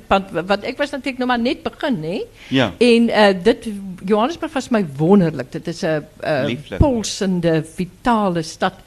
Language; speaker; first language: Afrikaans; native; Afrikaans